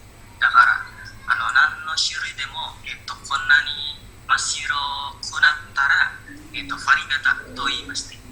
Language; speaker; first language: Japanese; non-native, learner; Indonesian